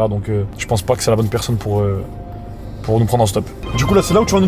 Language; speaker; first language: French; native; French